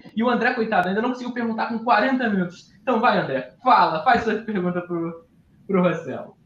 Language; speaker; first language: Portuguese; native; Portuguese